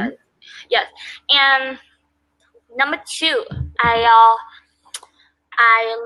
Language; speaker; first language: English; non-native, learner; Vietnamese